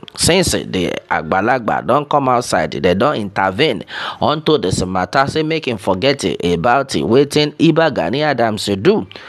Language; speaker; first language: Nigerian Pidgin; non-native, local second language; Yoruba